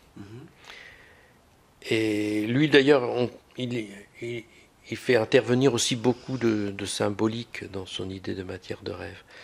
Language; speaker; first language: French; native; French